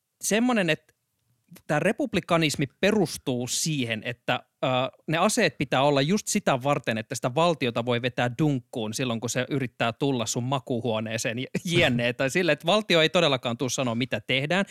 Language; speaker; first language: Finnish; native; Finnish